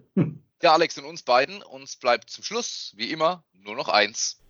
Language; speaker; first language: German; native; German